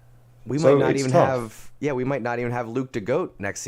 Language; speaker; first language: English; native; English